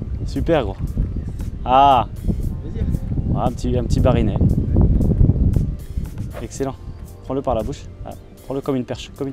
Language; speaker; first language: French; native; French